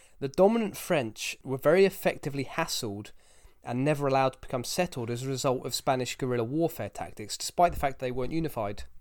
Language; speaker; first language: English; native; English